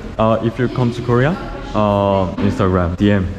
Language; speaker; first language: English; non-native, learner; Korean